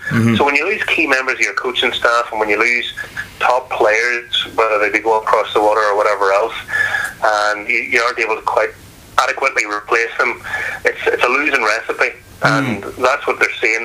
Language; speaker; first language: English; native; English